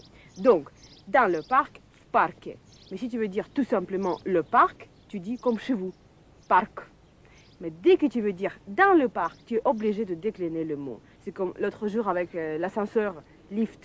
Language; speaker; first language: French; non-native, fluent; Russian